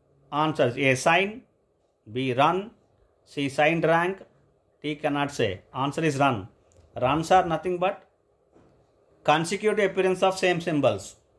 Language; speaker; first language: English; non-native, local second language; Telugu